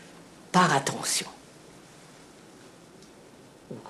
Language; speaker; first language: French; non-native, fluent; Telugu